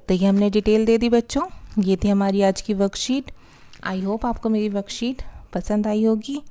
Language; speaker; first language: Hindi; native; Hindi